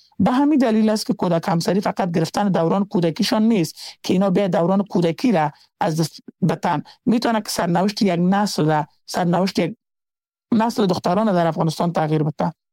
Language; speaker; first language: Persian; native; Persian